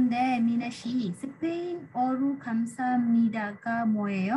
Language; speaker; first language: Korean; non-native, learner; Malay